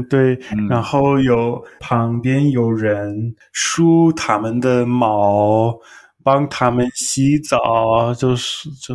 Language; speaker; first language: Chinese; non-native, learner; English